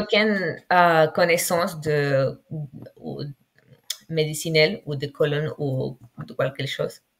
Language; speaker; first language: French; non-native, fluent; Spanish